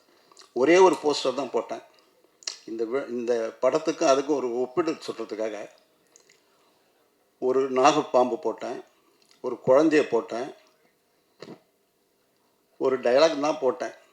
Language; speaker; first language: Tamil; native; Tamil